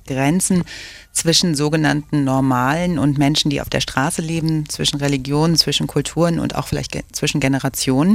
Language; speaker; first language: German; native; German